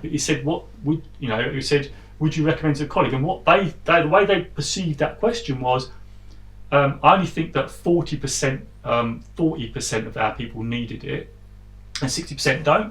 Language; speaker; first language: English; native; English